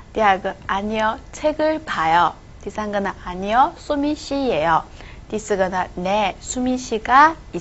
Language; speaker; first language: Korean; non-native, fluent; Chinese